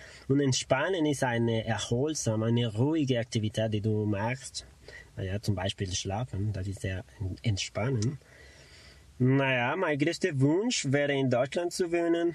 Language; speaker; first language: German; non-native, fluent; Spanish